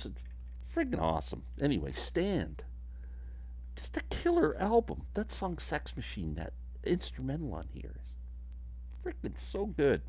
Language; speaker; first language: English; native; English